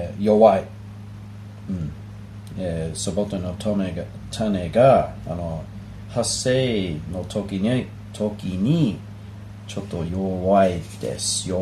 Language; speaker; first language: Japanese; non-native, learner; English